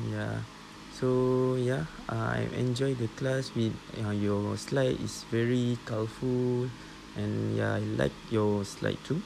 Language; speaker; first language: English; non-native, local second language; Malay